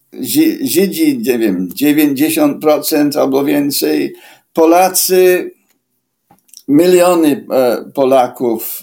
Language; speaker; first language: Polish; non-native, fluent; English